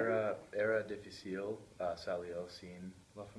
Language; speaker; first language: Spanish; non-native, learner; English